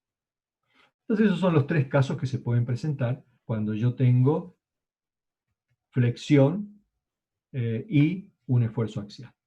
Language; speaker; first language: Spanish; native; Spanish